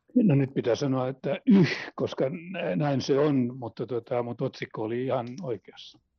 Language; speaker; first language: Finnish; non-native, local second language; Swedish